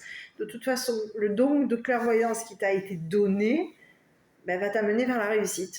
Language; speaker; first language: French; native; French